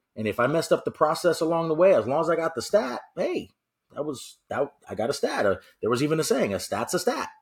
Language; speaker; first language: English; native; English